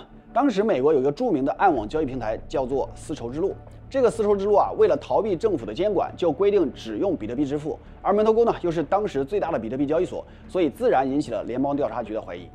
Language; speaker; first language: Chinese; native; Chinese